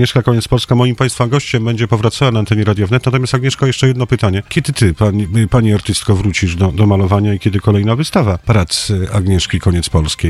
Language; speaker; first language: Polish; native; Polish